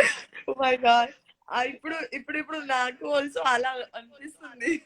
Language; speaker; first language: Telugu; non-native, local second language; Gujarati